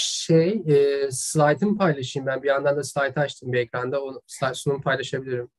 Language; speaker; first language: Turkish; native; Turkish